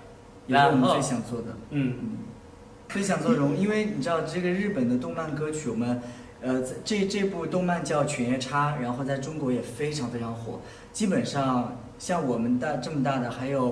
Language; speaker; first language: Chinese; native; Chinese